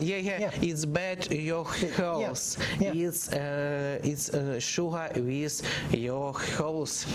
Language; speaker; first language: English; non-native, learner; Ukrainian